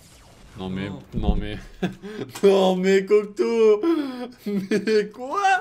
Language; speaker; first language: French; native; French